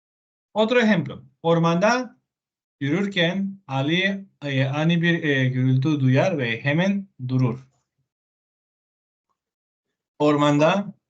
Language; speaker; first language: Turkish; non-native, learner; Spanish